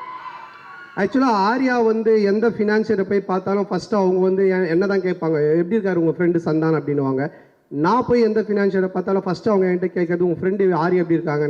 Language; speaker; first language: Tamil; native; Tamil